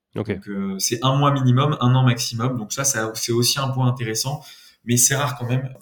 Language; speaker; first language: French; native; French